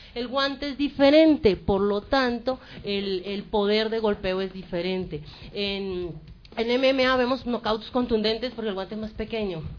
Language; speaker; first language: Spanish; native; Spanish